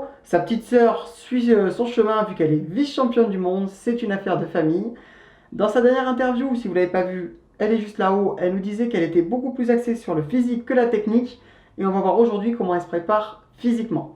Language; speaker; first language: French; native; French